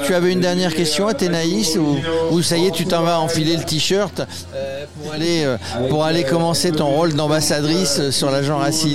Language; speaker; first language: French; native; French